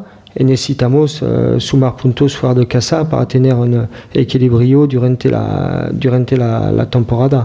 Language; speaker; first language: Spanish; non-native, fluent; French